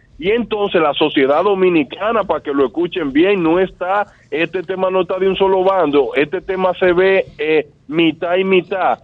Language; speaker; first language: Spanish; native; Spanish